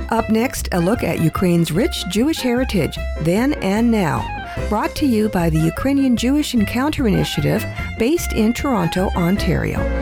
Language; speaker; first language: English; early bilingual, other home language; Ukrainian